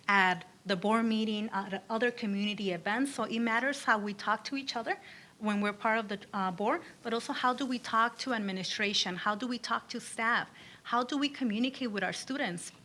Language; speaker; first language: English; early bilingual, other home language; Spanish